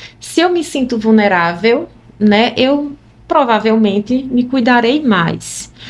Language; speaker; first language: Portuguese; native; Portuguese